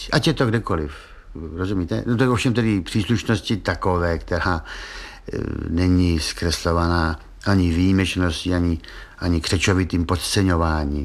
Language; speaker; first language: Czech; native; Czech